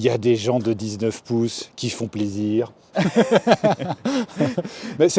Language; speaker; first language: French; native; French